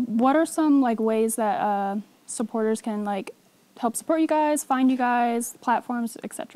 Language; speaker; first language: English; native; English